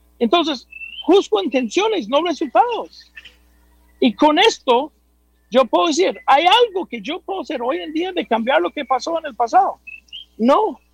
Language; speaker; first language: Spanish; non-native, fluent; English